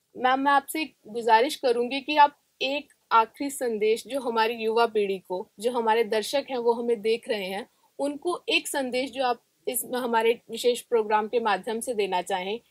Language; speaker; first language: Hindi; native; Hindi